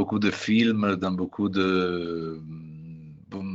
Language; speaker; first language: French; non-native, fluent; Italian